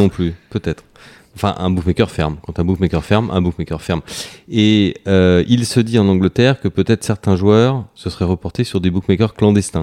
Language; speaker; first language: French; native; French